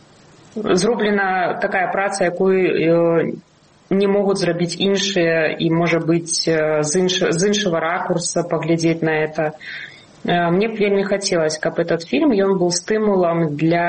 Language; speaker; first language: Belarusian; non-native, local second language; Russian